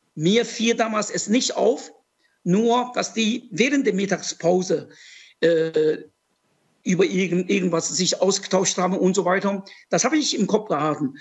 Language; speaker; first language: German; non-native, fluent; Chinese